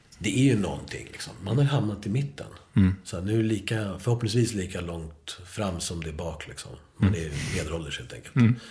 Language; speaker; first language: Swedish; early bilingual, other home language; Spanish